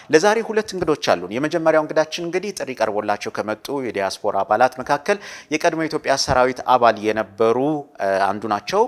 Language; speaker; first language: Amharic; native; Amharic